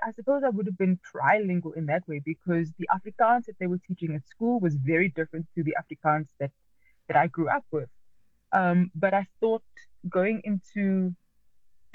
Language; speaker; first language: English; native; English